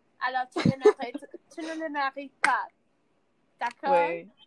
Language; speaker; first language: French; non-native, learner; English